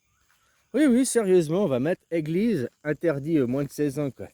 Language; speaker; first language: French; native; French